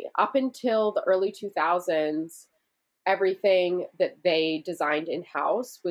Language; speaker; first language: English; native; English